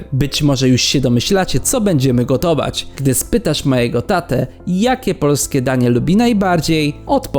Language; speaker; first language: Polish; early bilingual, heritage; Polish